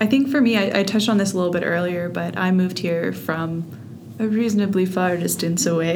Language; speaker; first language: English; native; English